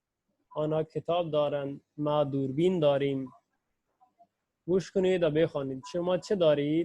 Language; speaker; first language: Persian; non-native, fluent; Urdu